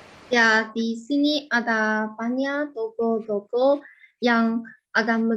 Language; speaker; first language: Indonesian; non-native, fluent; Chinese